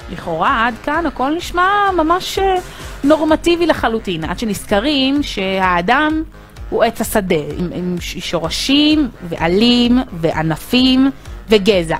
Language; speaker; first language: Hebrew; native; Hebrew